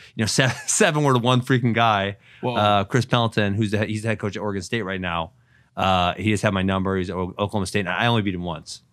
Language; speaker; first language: English; native; English